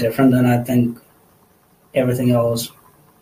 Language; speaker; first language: English; non-native, local second language; Nepali